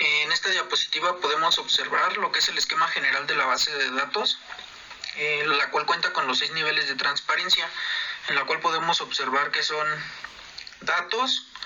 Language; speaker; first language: Spanish; native; Spanish